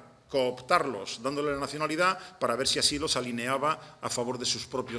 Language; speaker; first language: Spanish; native; Spanish